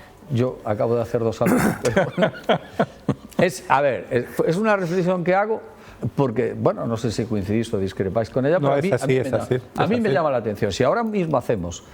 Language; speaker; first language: Spanish; native; Spanish